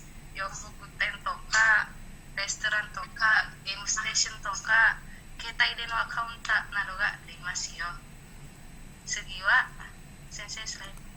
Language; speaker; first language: Japanese; non-native, learner; Indonesian